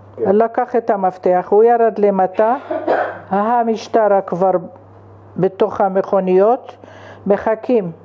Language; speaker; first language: Hebrew; non-native, fluent; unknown